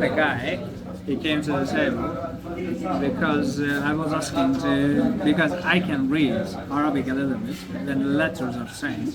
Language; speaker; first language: English; non-native, learner; Turkish